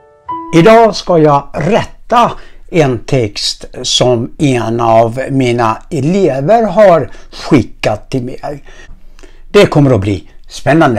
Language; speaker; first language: Swedish; non-native, fluent; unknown